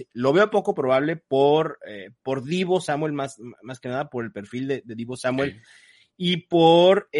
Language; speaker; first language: Spanish; native; Spanish